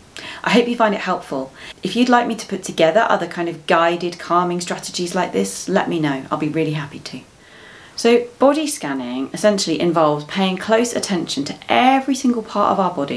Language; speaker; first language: English; native; English